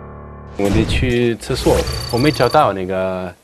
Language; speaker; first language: Chinese; non-native, learner; Italian